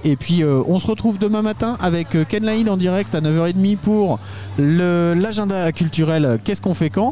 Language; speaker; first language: French; native; French